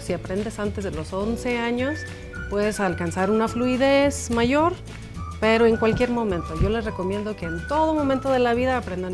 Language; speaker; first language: Spanish; non-native, fluent; English